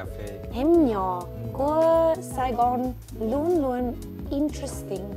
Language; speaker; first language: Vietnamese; non-native, learner; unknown